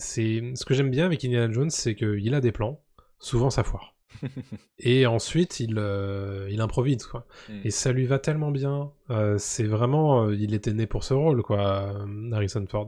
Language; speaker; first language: French; native; French